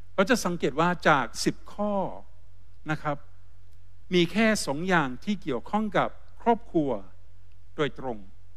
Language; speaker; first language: Thai; non-native, fluent; English